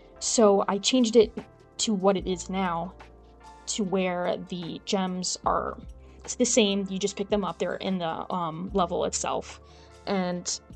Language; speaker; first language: English; native; English